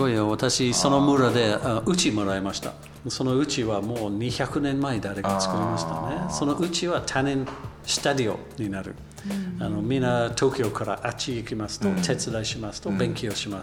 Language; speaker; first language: Japanese; non-native, learner; English